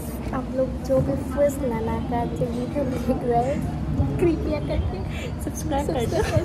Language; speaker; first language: Hindi; non-native, local second language; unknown